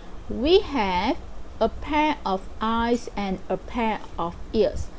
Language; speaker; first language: English; non-native, local second language; Chinese